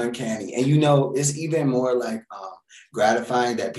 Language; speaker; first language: English; native; English